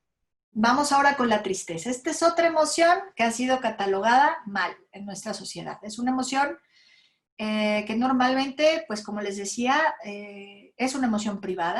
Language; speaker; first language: Spanish; native; Spanish